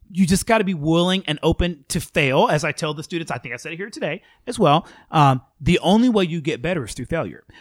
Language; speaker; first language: English; native; English